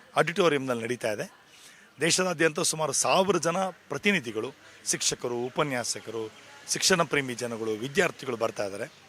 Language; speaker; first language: Kannada; native; Kannada